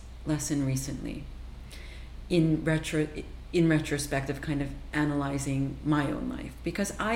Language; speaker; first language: English; native; English